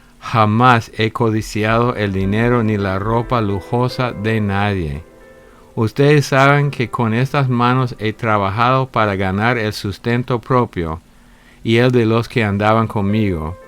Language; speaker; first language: Spanish; native; Spanish